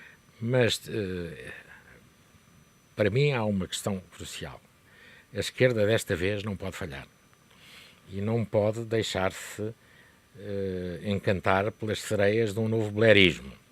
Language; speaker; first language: Portuguese; native; Portuguese